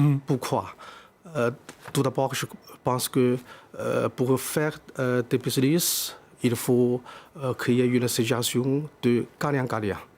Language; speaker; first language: French; non-native, fluent; Chinese